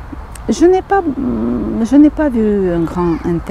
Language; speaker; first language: French; non-native, fluent; Ukrainian